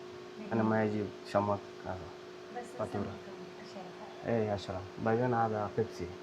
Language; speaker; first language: Arabic; non-native, learner; Telugu